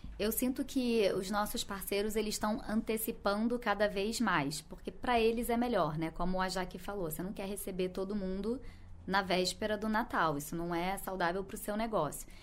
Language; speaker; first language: Portuguese; native; Portuguese